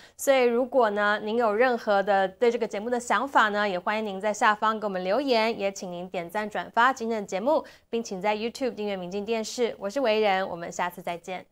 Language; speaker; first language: Chinese; native; Chinese